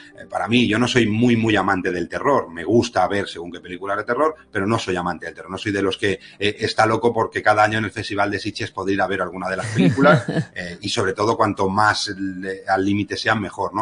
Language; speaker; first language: Spanish; native; Spanish